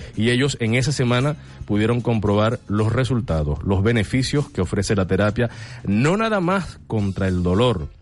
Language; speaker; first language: Spanish; native; Spanish